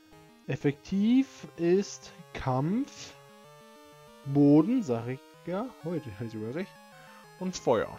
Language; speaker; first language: German; native; German